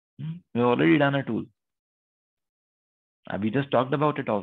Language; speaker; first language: English; non-native, local second language; Hindi